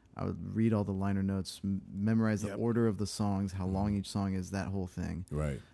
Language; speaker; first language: English; early bilingual, other home language; French